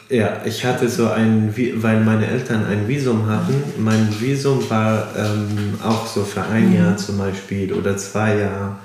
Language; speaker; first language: German; non-native, fluent; Arabic